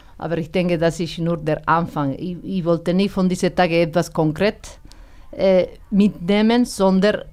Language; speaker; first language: German; non-native, fluent; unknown